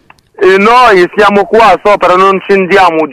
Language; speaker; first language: Italian; non-native, learner; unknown